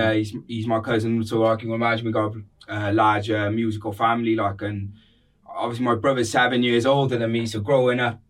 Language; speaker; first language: English; native; English